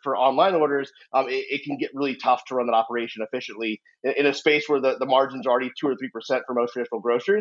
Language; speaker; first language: English; native; English